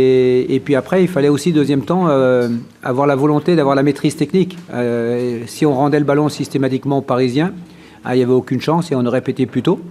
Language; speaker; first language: French; native; French